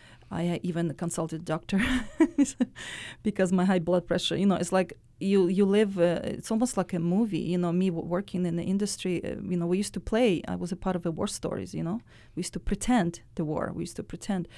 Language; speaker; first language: English; non-native, fluent; Russian